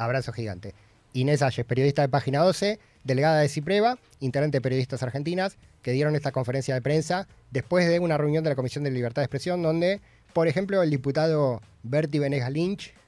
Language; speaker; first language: Spanish; native; Spanish